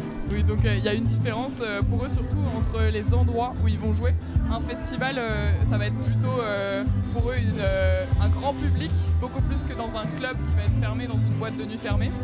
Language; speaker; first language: French; native; French